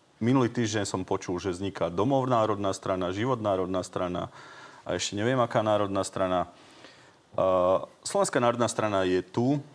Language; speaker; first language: Slovak; native; Slovak